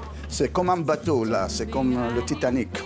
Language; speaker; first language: French; non-native, local second language; Arabic